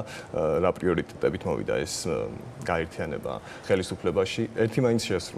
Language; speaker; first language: Georgian; native; Georgian